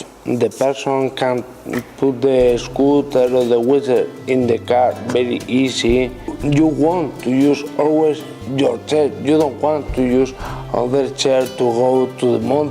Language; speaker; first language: English; non-native, learner; Spanish